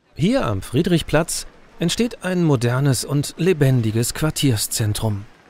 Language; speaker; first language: German; native; German